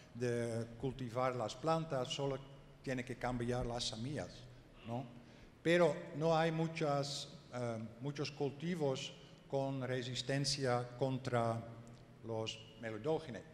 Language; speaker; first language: Spanish; non-native, learner; Dutch